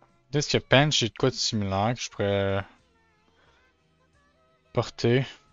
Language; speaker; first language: French; native; French